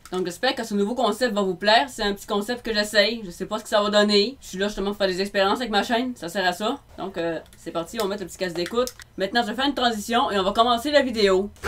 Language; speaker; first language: French; native; French